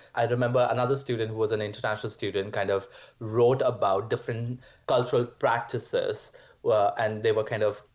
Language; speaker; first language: English; non-native, local second language; Hindi